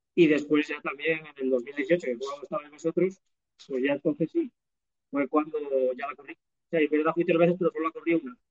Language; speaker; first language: Spanish; native; Spanish